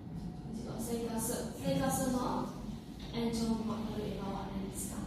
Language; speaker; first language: Japanese; non-native, learner; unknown